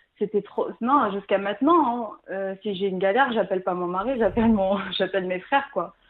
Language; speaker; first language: French; early bilingual, other home language; Arabic